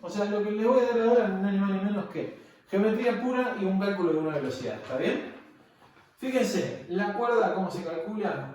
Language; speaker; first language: Spanish; native; Spanish